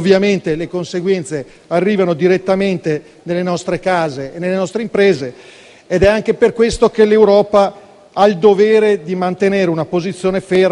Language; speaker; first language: Italian; native; Italian